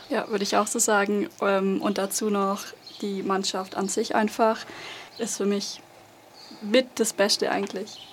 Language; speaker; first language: German; native; German